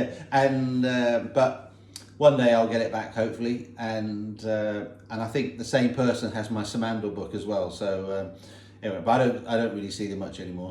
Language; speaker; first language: English; native; English